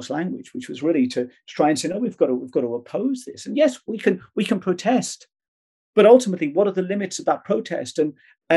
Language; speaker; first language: English; native; English